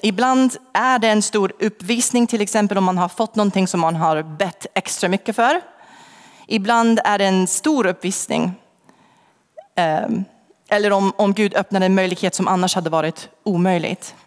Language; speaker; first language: Swedish; non-native, fluent; English